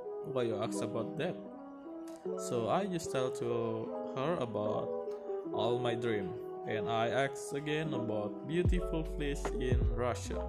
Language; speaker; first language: English; non-native, learner; Indonesian